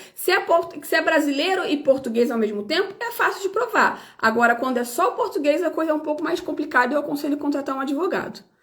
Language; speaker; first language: Portuguese; native; Portuguese